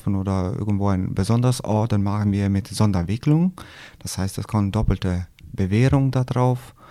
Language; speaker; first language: German; non-native, learner; Albanian